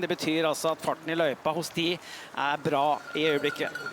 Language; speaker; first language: Norwegian; native; Norwegian